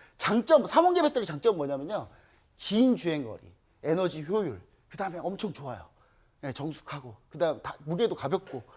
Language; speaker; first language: Korean; native; Korean